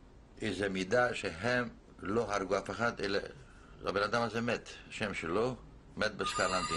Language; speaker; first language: Hebrew; non-native, fluent; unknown